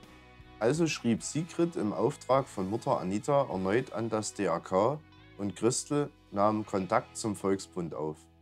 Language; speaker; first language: German; native; German